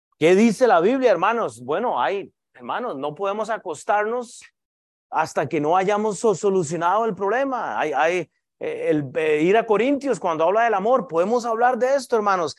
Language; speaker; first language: Spanish; native; Spanish